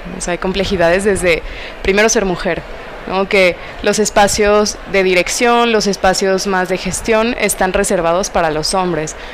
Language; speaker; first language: Spanish; native; Spanish